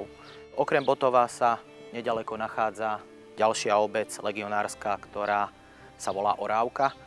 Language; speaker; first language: Slovak; native; Slovak